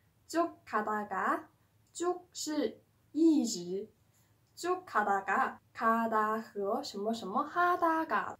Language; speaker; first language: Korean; non-native, fluent; Chinese